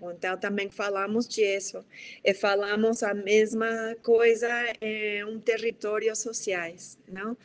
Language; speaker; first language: Portuguese; non-native, fluent; Spanish